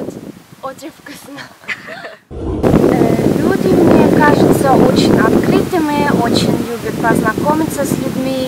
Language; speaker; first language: Russian; non-native, learner; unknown